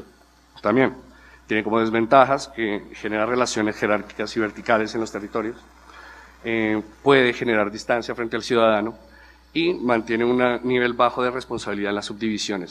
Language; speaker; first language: Spanish; native; Spanish